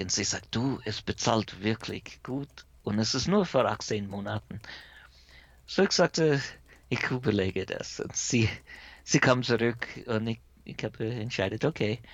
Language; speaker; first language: German; early bilingual, heritage; English